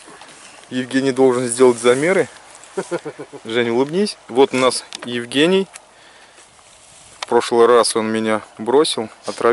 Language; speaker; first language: Russian; native; Russian